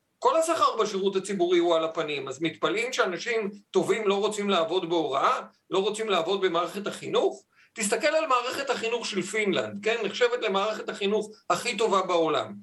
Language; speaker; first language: Hebrew; native; Hebrew